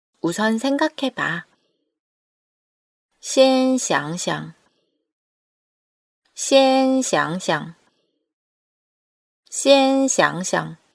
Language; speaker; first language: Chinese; non-native, fluent; Korean